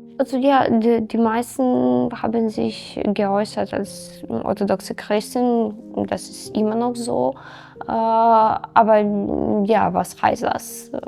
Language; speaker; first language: German; non-native, fluent; Serbian